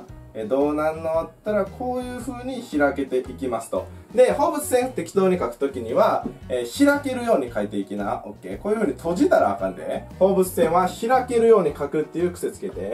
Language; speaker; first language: Japanese; native; Japanese